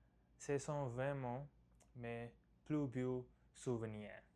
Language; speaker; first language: French; non-native, learner; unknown